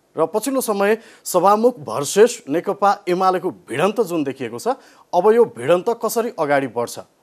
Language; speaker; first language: Nepali; native; Nepali